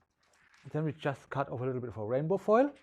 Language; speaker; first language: English; non-native, fluent; German